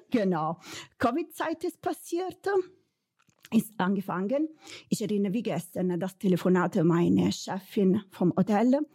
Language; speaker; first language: German; non-native, fluent; Italian